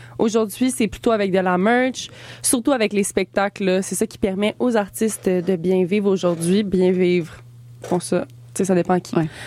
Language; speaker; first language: French; native; French